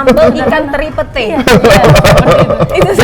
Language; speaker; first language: Indonesian; native; Indonesian